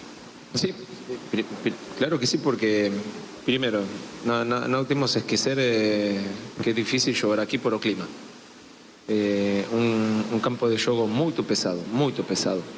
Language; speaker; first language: Spanish; non-native, learner; Portuguese